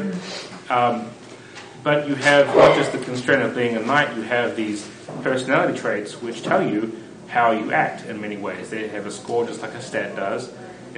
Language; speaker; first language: English; native; English